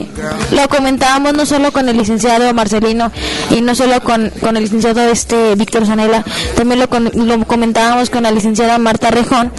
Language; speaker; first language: Spanish; native; Spanish